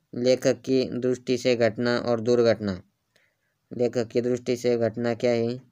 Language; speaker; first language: Hindi; non-native, local second language; Marathi